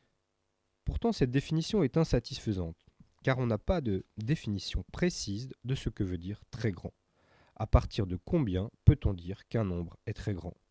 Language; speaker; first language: French; native; French